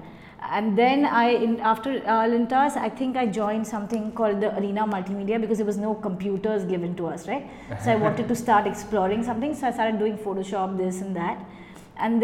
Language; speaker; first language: English; non-native, local second language; Hindi